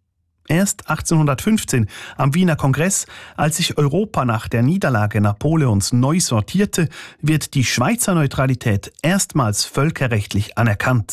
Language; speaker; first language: German; native; German